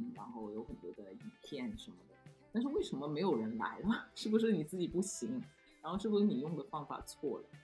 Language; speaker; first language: Chinese; non-native, local second language; Cantonese